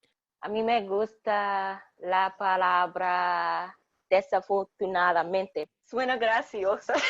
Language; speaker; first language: Spanish; non-native, learner; English